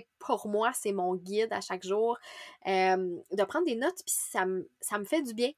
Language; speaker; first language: French; native; French